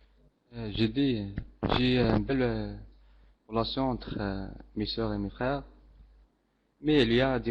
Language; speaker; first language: French; non-native, learner; Arabic